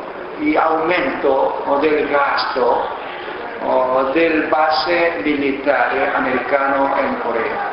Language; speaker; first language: Spanish; non-native, fluent; Korean